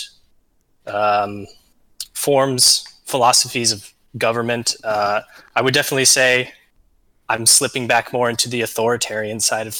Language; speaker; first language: English; native; English